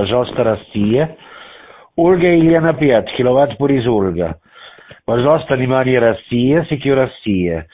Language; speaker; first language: Russian; non-native, learner; German